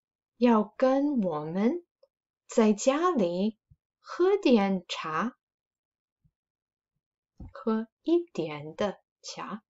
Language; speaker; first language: Chinese; non-native, fluent; English